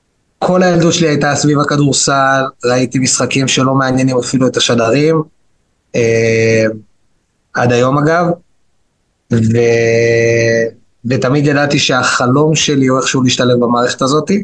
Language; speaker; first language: Hebrew; native; Hebrew